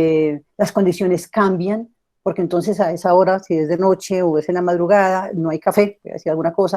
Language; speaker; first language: Spanish; native; Spanish